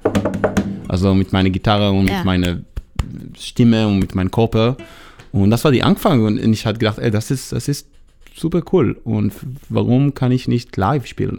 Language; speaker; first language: German; non-native, learner; Hebrew